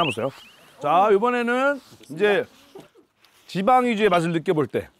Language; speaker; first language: Korean; native; Korean